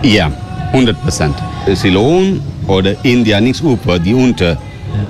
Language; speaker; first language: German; non-native, learner; Sinhala